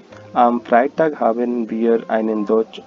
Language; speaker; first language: German; non-native, fluent; Hindi